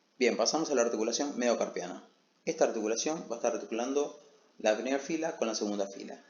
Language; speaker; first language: Spanish; native; Spanish